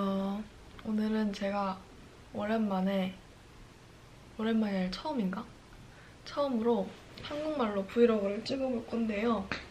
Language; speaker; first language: Korean; early bilingual, heritage; Korean